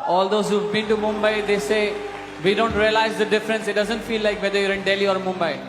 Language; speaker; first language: English; non-native, local second language; Hindi